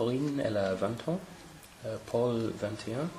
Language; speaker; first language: French; non-native, fluent; English